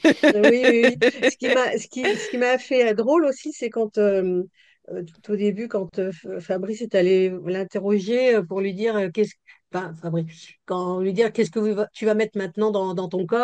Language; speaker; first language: French; native; French